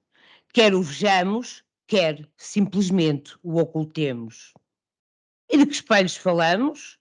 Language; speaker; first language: Portuguese; native; Portuguese